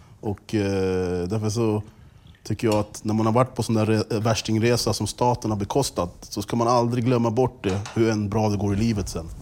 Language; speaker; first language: Swedish; native; Swedish